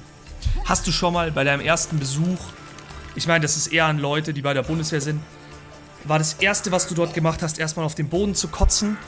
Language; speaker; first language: German; native; German